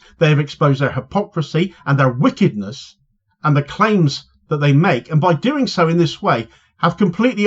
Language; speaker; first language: English; native; English